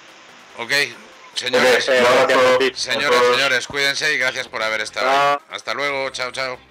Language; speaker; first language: Spanish; native; Spanish